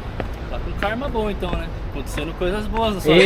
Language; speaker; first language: Portuguese; native; Portuguese